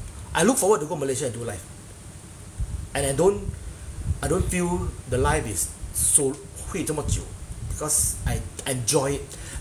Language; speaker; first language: English; non-native, local second language; Chinese